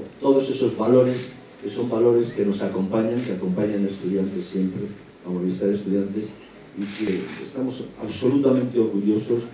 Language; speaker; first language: Spanish; native; Spanish